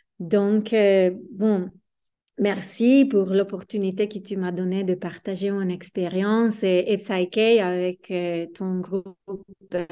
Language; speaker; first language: French; non-native, fluent; Italian